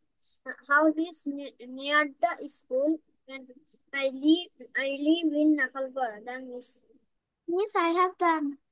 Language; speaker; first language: English; non-native, learner; Bangla